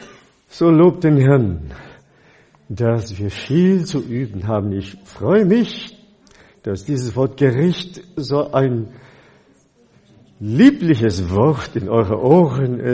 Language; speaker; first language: German; non-native, fluent; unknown